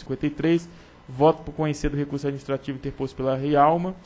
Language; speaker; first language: Portuguese; native; Portuguese